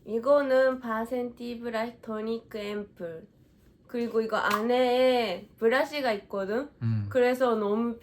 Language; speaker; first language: Korean; non-native, fluent; Japanese